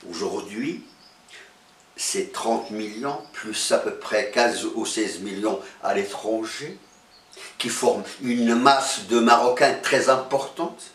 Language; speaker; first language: French; non-native, local second language; Arabic